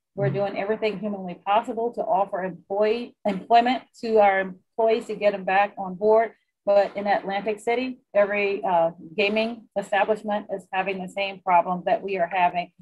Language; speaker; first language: English; native; English